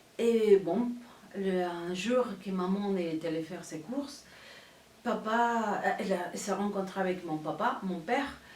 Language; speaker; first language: French; non-native, fluent; Spanish